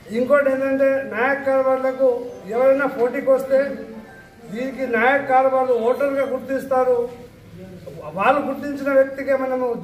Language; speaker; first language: Telugu; non-native, local second language; Lambadi